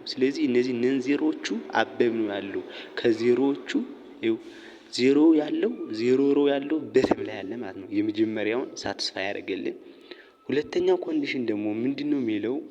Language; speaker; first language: Amharic; native; Amharic